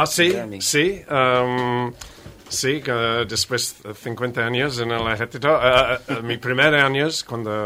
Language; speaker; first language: Spanish; non-native, learner; English